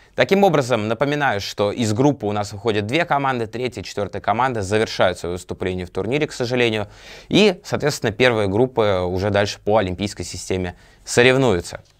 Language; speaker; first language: Russian; native; Russian